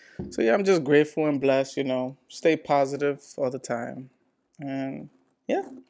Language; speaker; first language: English; early bilingual, other home language; Spanish